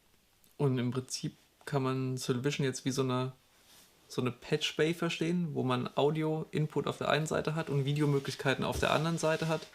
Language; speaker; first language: German; native; German